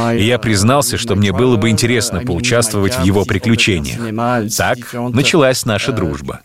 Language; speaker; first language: Russian; non-native, learner; French